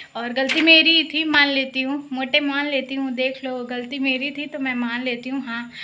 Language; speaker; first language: Hindi; native; Hindi